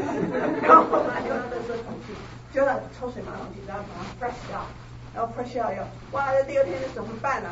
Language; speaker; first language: Chinese; native; Chinese